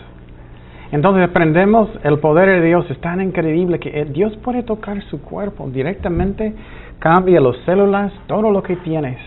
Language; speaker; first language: Spanish; non-native, fluent; English